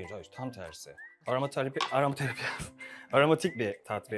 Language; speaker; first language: Turkish; native; Turkish